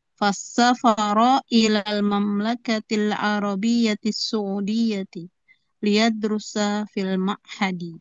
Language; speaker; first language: Arabic; non-native, learner; Indonesian